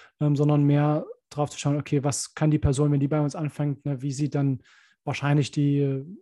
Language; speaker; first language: German; native; German